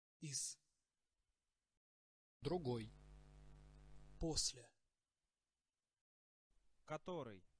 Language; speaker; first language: Russian; non-native, learner; English